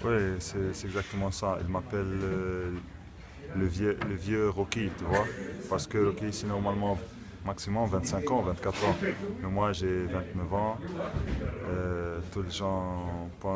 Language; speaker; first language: French; non-native, local second language; Arabic